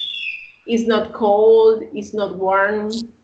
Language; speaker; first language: English; non-native, learner; Spanish